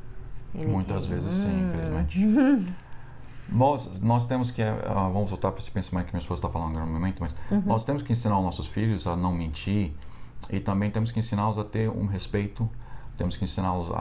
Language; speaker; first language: Portuguese; non-native, fluent; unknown